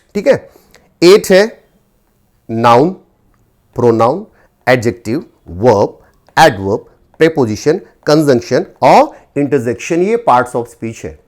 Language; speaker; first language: Hindi; non-native, local second language; Marathi